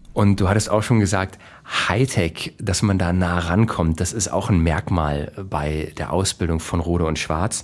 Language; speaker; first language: German; native; German